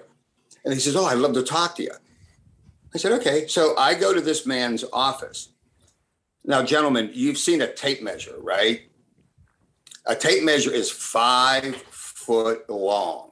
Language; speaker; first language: English; early bilingual, other home language; Italian